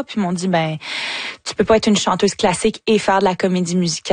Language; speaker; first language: French; native; French